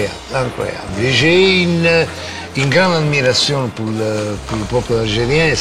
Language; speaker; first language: French; non-native, fluent; Italian